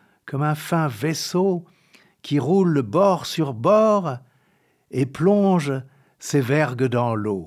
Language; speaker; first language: French; native; French